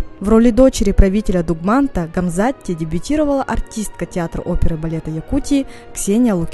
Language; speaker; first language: Russian; native; Russian